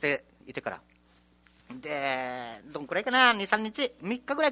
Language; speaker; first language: Japanese; native; Japanese